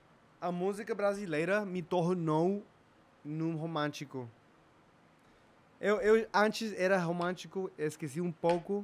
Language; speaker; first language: Portuguese; non-native, fluent; Spanish